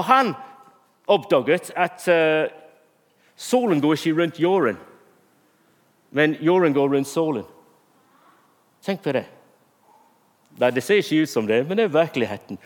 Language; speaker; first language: Norwegian; non-native, fluent; English